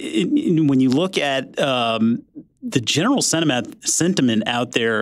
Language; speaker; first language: English; native; English